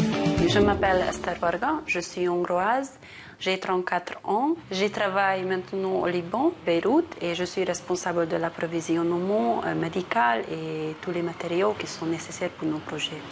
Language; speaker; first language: French; non-native, fluent; Hungarian